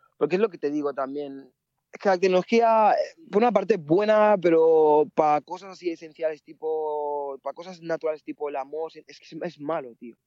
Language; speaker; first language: Spanish; early bilingual, other home language; Mandingo